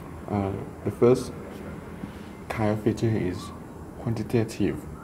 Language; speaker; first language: English; non-native, fluent; Thai